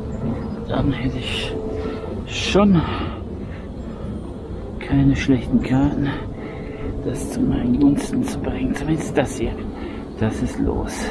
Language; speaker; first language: German; native; German